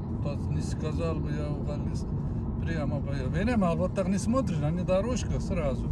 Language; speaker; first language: Russian; non-native, learner; Turkish